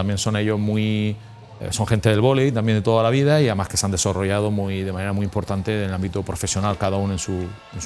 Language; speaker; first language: Spanish; native; Spanish